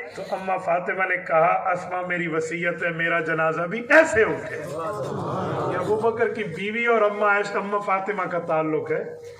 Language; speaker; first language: Urdu; non-native, local second language; Saraiki